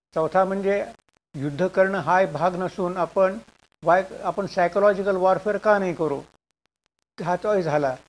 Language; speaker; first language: Marathi; native; Marathi